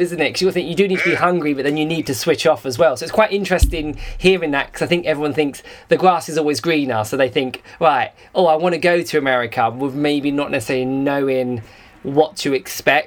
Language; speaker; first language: English; native; English